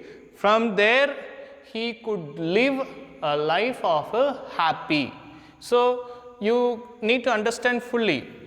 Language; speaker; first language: English; non-native, local second language; Hindi